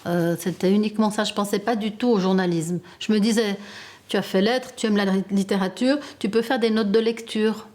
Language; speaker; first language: French; early bilingual, other home language; Italian